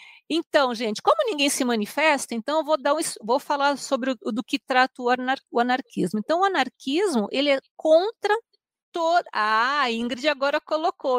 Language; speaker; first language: Portuguese; native; Portuguese